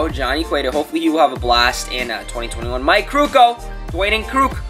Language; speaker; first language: English; native; English